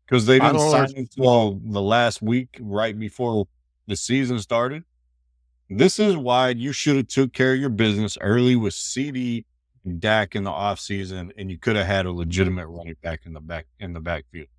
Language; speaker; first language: English; native; English